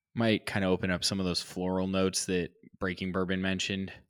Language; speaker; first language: English; native; English